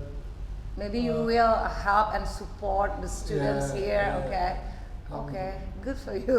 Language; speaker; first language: English; non-native, fluent; Indonesian